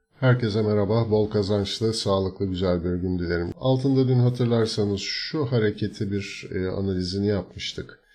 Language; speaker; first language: Turkish; native; Turkish